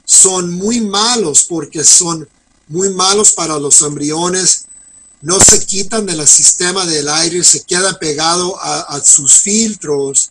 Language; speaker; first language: Spanish; non-native, fluent; English